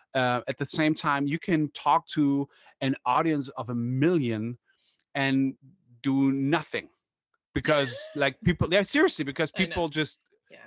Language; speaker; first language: English; non-native, fluent; German